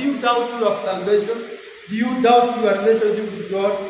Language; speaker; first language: English; non-native, local second language; Swahili